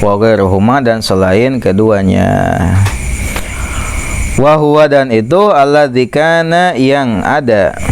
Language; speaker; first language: Indonesian; non-native, local second language; Sundanese